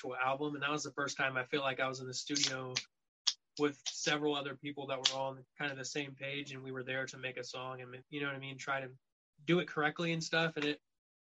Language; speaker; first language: English; native; English